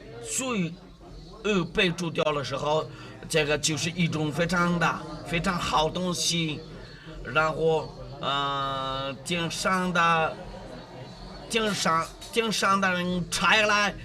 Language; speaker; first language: Chinese; non-native, learner; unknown